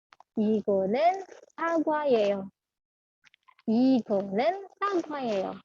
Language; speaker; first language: Korean; non-native, fluent; Indonesian